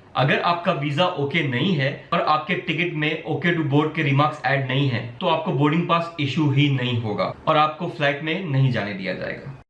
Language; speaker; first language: Urdu; native; Urdu